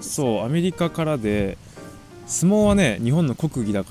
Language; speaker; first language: Japanese; native; Japanese